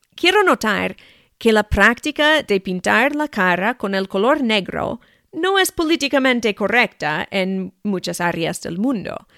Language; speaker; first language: Spanish; non-native, fluent; English